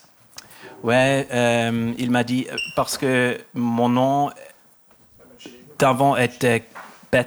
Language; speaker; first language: French; non-native, local second language; German